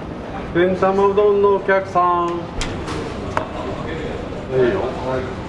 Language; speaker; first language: Japanese; native; Japanese